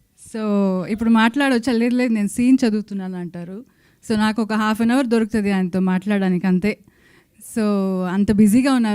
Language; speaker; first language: Telugu; non-native, local second language; Kannada